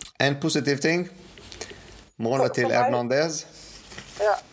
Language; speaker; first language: Norwegian; non-native, fluent; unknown